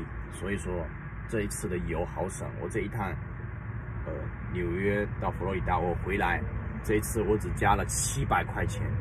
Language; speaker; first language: Chinese; native; Chinese